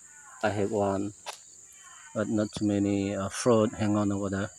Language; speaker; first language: English; non-native, learner; Indonesian